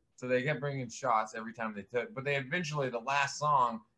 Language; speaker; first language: English; native; English